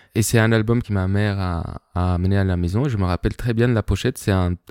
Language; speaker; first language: French; non-native, fluent; Spanish